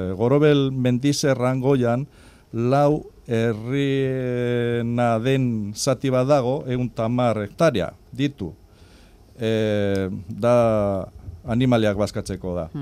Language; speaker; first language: Basque; non-native, local second language; Spanish